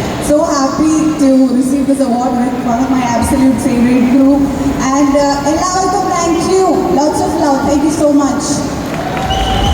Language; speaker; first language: English; non-native, local second language; Malayalam